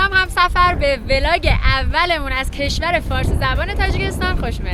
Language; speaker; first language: Persian; native; Persian